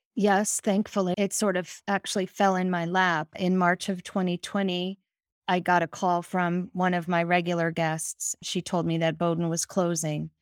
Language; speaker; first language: English; native; English